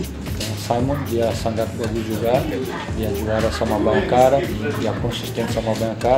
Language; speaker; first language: Indonesian; non-native, fluent; Portuguese